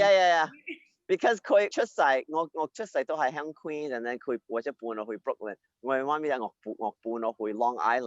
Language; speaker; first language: Cantonese; early bilingual, heritage; Cantonese